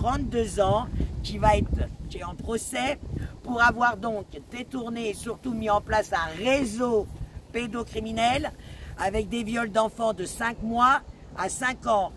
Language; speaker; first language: French; native; French